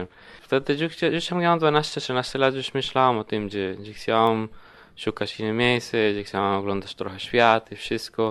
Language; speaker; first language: Polish; non-native, learner; Spanish